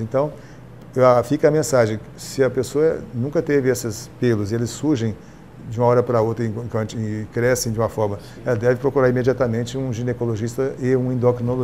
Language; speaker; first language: Portuguese; native; Portuguese